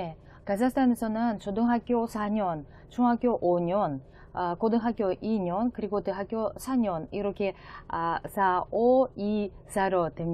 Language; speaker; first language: Korean; non-native, fluent; Russian